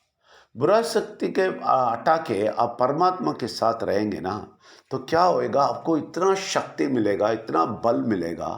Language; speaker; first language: Hindi; non-native, local second language; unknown